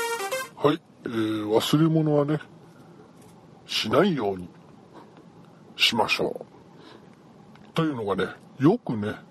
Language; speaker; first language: Japanese; native; Japanese